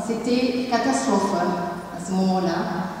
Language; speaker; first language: French; non-native, learner; Tamil